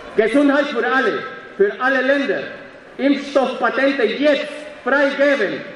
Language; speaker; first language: German; non-native, learner; Spanish